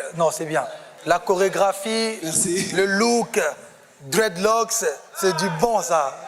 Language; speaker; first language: French; non-native, local second language; Lingala